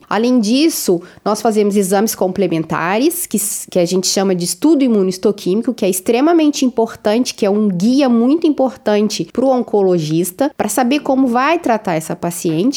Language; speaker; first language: Portuguese; native; Portuguese